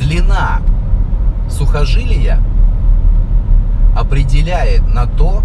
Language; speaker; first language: Russian; native; Russian